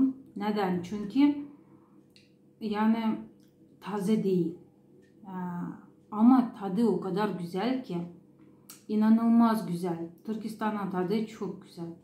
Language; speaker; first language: Turkish; non-native, fluent; Russian